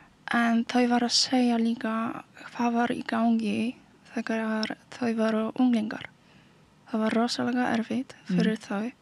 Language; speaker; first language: Icelandic; non-native, learner; Polish